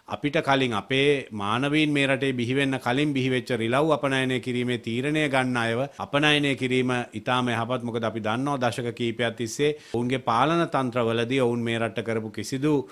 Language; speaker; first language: Sinhala; native; Sinhala